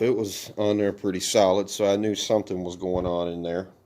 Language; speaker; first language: English; native; English